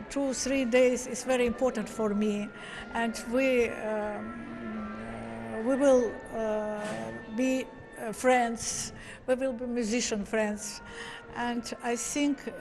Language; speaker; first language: English; non-native, learner; Azerbaijani